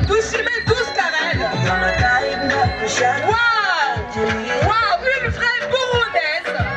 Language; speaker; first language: French; non-native, local second language; Rundi